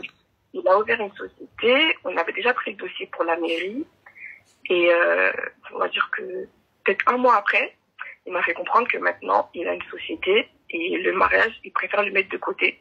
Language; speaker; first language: French; native; French